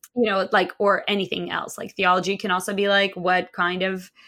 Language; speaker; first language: English; early bilingual, other home language; Russian